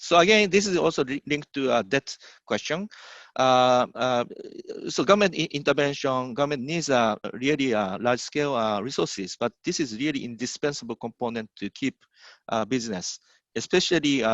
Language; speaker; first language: English; non-native, fluent; Japanese